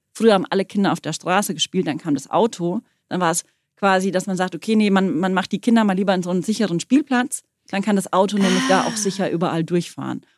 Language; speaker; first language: German; native; German